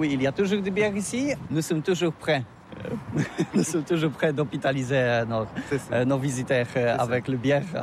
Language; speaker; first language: French; non-native, learner; Polish